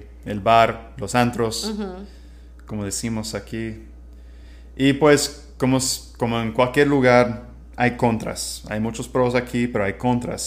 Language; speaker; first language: Spanish; non-native, fluent; English